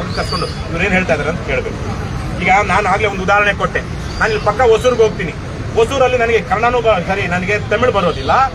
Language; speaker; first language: Kannada; native; Kannada